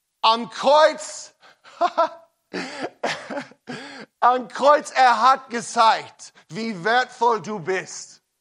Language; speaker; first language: German; non-native, learner; English